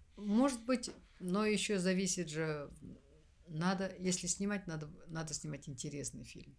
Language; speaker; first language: Russian; non-native, local second language; Kazakh